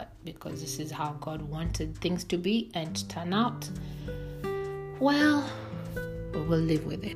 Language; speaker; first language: English; non-native, local second language; Swahili